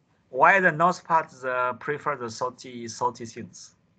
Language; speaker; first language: English; non-native, local second language; Chinese